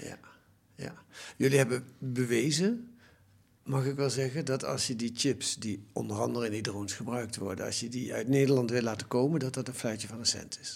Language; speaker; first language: Dutch; native; Dutch